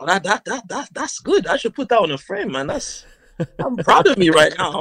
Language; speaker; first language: English; non-native, local second language; Hausa